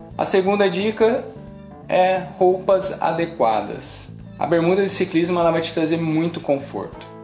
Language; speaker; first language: Portuguese; native; Portuguese